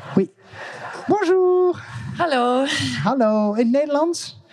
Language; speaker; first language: French; non-native, learner; Dutch